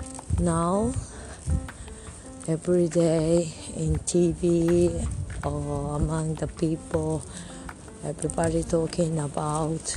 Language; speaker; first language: English; non-native, learner; Japanese